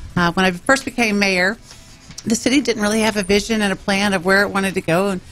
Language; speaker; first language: English; native; English